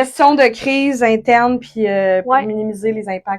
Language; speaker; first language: French; native; French